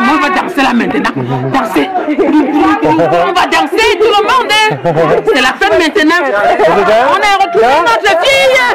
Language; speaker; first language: French; non-native, local second language; English